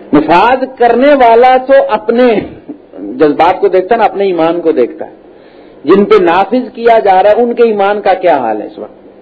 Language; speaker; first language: Urdu; non-native, local second language; Punjabi